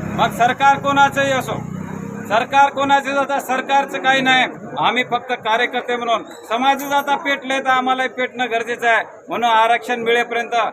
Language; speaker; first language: Marathi; non-native, local second language; Lambadi